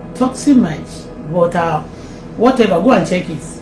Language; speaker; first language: English; non-native, local second language; Yoruba